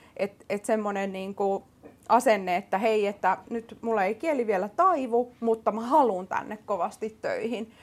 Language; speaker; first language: Finnish; early bilingual, other home language; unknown